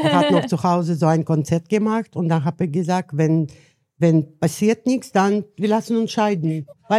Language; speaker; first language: German; non-native, learner; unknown